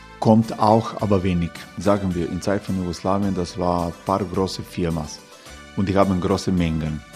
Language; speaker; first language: German; non-native, learner; Croatian